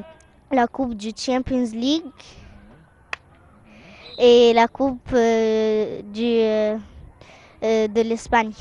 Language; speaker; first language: French; non-native, fluent; Arabic